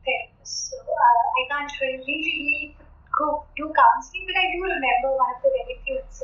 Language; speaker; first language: English; non-native, local second language; Hindi